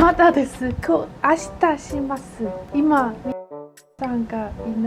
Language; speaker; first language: Japanese; non-native, learner; Korean